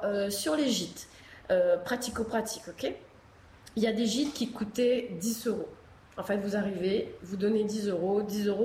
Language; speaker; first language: French; native; French